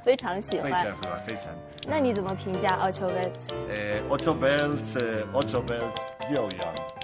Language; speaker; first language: Chinese; non-native, learner; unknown